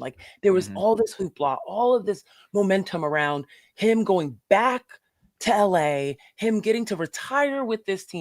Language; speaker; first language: English; native; English